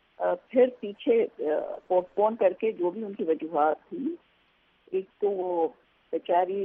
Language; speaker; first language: Urdu; native; Urdu